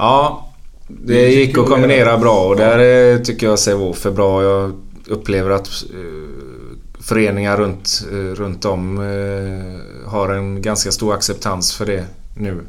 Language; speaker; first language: Swedish; native; Swedish